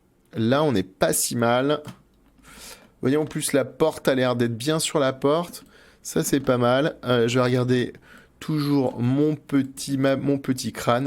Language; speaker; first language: French; native; French